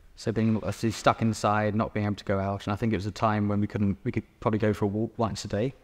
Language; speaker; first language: English; native; English